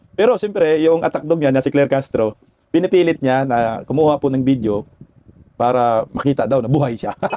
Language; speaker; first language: Filipino; non-native, local second language; Cebuano